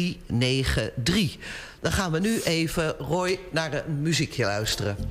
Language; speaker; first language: Dutch; native; Dutch